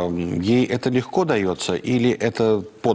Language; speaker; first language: Russian; native; Russian